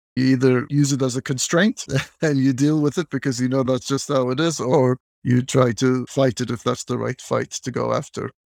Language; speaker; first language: English; non-native, fluent; Turkish